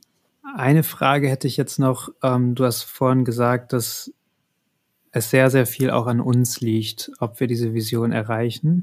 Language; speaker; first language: German; native; German